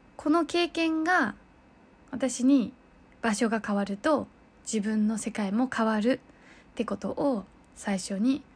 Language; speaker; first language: Japanese; early bilingual, other home language; Chinese